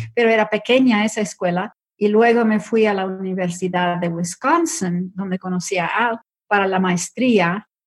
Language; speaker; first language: Spanish; early bilingual, other home language; English